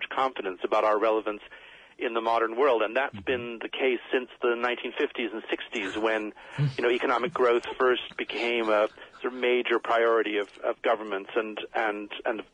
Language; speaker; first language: English; native; English